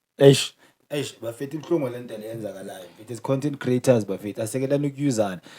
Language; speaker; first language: Zulu; native; Zulu